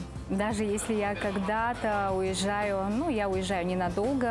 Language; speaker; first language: Russian; native; Russian